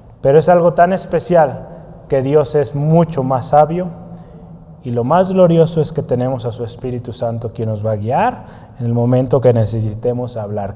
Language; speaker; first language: Spanish; native; Spanish